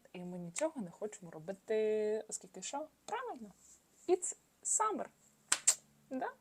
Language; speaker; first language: Ukrainian; non-native, local second language; Russian